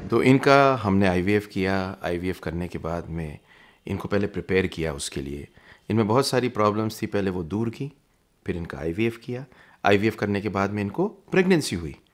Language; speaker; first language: Hindi; native; Hindi